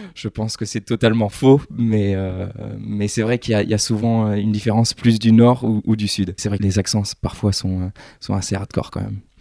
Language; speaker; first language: French; early bilingual, other home language; English